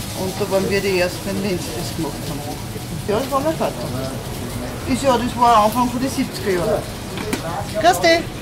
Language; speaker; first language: German; native; German